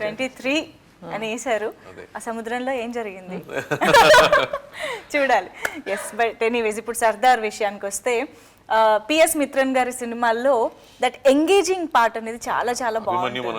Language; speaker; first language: Telugu; native; Telugu